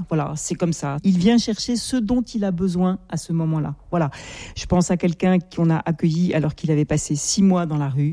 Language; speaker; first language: French; native; French